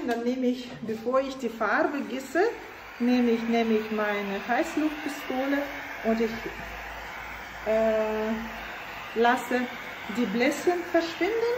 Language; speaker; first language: German; non-native, fluent; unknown